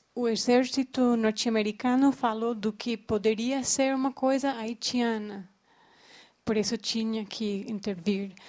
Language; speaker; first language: Portuguese; non-native, fluent; English